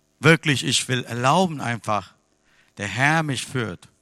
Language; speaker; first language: German; non-native, fluent; Tamil